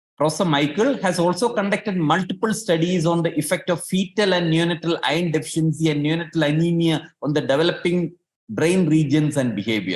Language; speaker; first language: English; non-native, local second language; Malayalam